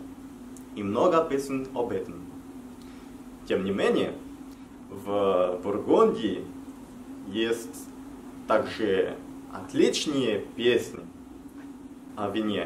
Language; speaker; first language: Russian; non-native, fluent; French